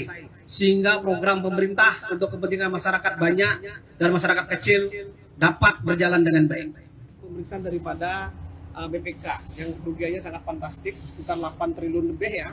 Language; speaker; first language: Indonesian; native; Indonesian